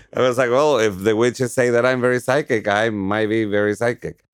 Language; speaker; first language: English; non-native, fluent; Spanish